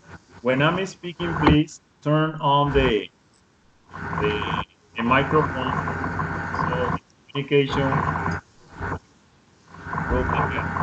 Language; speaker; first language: English; non-native, fluent; Spanish